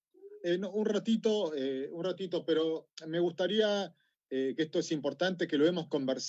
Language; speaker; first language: Spanish; native; Spanish